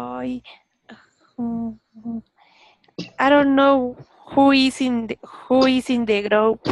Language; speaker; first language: English; non-native, learner; Spanish